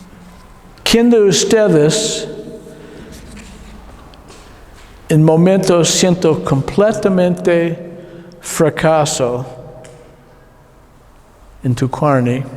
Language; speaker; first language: Spanish; non-native, learner; English